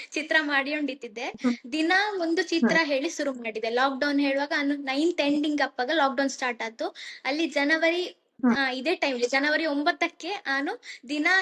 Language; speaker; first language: Kannada; native; Kannada